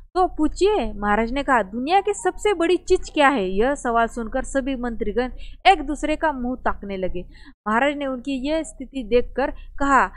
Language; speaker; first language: Hindi; non-native, local second language; Marathi